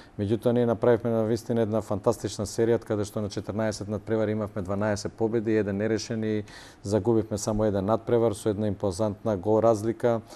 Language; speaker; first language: Macedonian; native; Macedonian